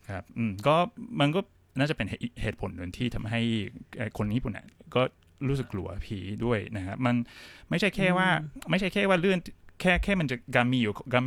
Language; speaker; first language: Thai; non-native, fluent; Japanese